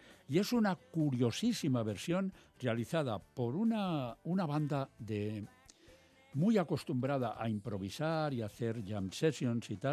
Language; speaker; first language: Spanish; native; Spanish